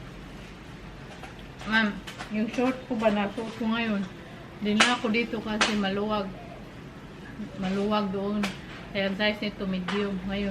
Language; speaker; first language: Filipino; non-native, local second language; Cebuano